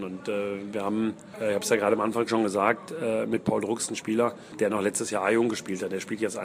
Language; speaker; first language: German; native; German